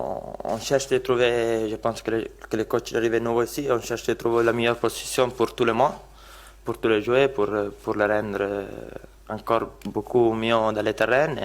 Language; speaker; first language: French; non-native, learner; Italian